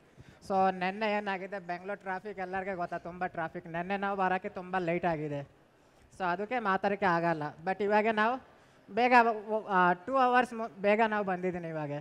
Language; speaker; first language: Kannada; non-native, local second language; Hindi